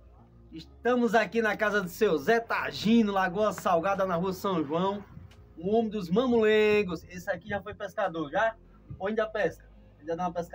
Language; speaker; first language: Portuguese; native; Portuguese